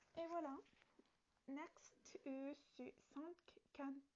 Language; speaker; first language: French; non-native, learner; Italian